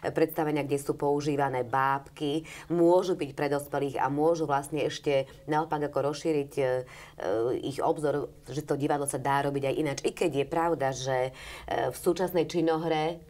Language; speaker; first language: Slovak; native; Slovak